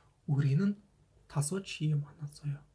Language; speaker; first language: Korean; non-native, fluent; Kazakh